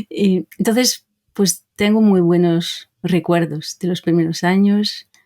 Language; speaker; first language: Spanish; non-native, fluent; French